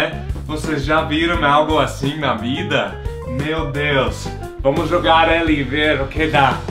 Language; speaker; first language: Portuguese; non-native, fluent; English